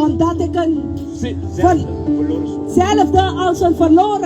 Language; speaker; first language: Dutch; non-native, local second language; Papiamento